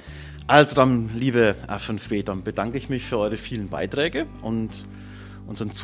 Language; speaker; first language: German; native; German